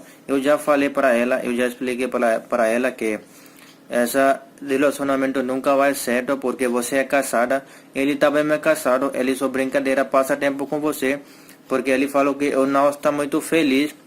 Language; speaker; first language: Portuguese; non-native, learner; Hindi